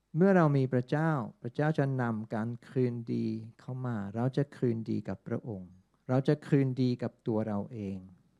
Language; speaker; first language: Thai; non-native, fluent; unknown